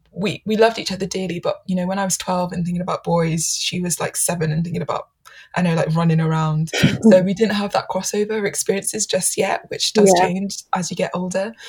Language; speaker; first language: English; native; English